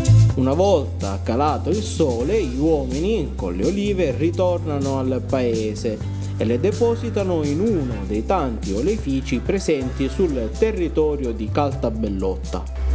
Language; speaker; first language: Italian; native; Italian